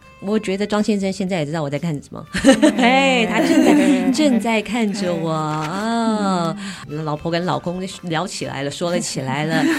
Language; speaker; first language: Chinese; native; Chinese